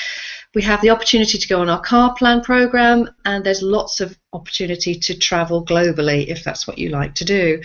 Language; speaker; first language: English; native; English